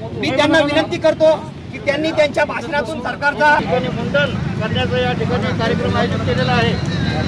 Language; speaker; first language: Marathi; native; Marathi